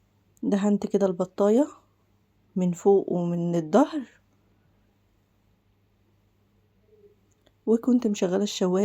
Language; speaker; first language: Arabic; native; Arabic